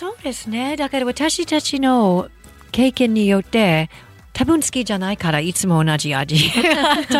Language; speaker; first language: Japanese; non-native, fluent; English